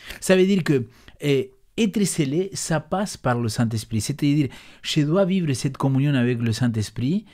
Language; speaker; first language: French; non-native, fluent; Spanish